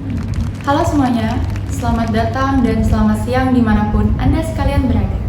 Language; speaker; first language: Indonesian; native; Indonesian